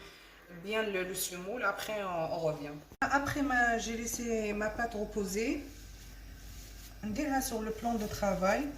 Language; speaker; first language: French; non-native, local second language; Arabic